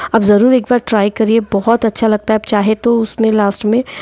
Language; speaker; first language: Hindi; non-native, local second language; Odia